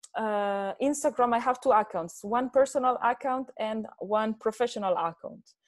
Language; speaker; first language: English; non-native, fluent; Spanish